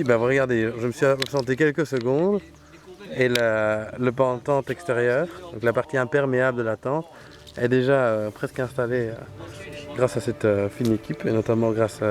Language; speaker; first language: French; native; French